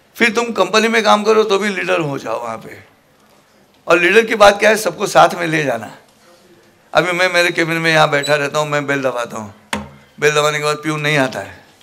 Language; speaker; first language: Hindi; non-native, local second language; Marathi